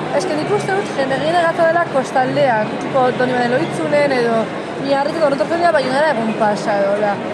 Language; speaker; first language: Basque; non-native, local second language; Spanish